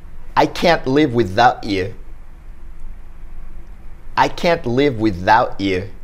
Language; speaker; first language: English; non-native, fluent; Portuguese